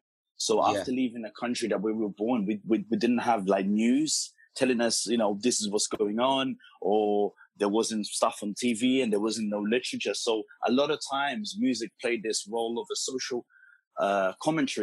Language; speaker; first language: English; early bilingual, other home language; Portuguese